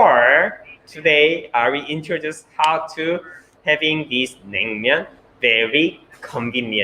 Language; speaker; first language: English; non-native, learner; Korean